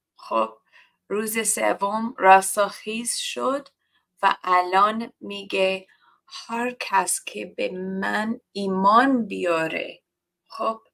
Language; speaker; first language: Persian; non-native, learner; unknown